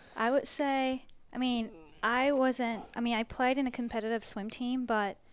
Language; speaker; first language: English; early bilingual, other home language; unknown